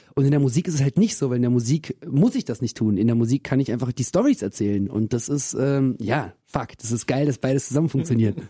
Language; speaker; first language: German; early bilingual, other home language; Russian